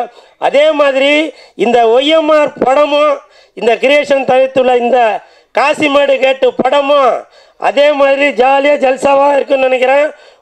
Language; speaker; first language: Tamil; native; Tamil